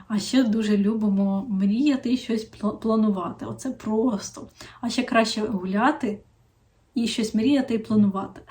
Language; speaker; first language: Ukrainian; non-native, local second language; Russian